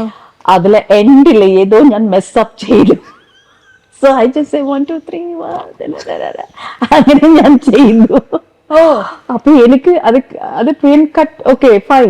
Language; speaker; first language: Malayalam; non-native, fluent; Tamil